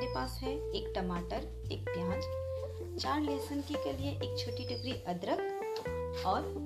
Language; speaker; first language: Hindi; non-native, local second language; Assamese